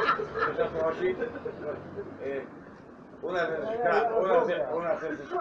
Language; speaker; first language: Polish; native; Polish